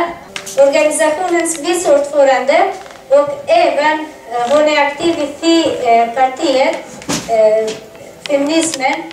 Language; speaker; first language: Swedish; non-native, fluent; Persian